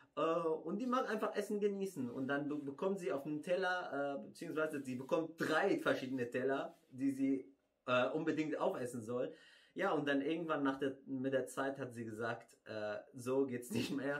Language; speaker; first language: German; non-native, fluent; Arabic